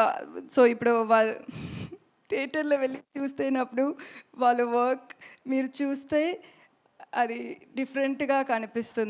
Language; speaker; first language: Telugu; non-native, learner; Tamil